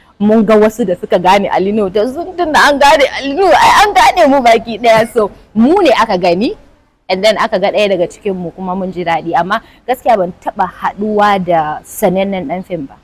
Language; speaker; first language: Hausa; non-native, fluent; Fula